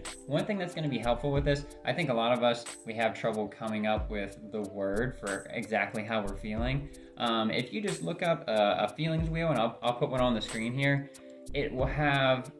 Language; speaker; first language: English; native; English